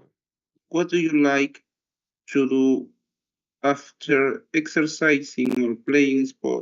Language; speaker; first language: English; non-native, learner; Spanish